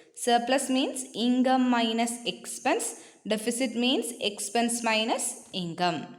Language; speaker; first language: English; non-native, local second language; Malayalam